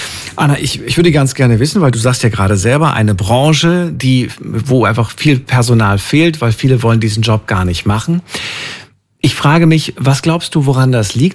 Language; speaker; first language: German; native; German